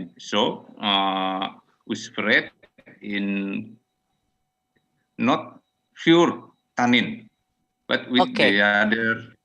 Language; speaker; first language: English; non-native, fluent; Indonesian